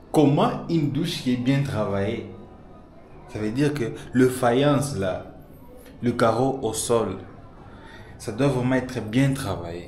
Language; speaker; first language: French; non-native, local second language; Lingala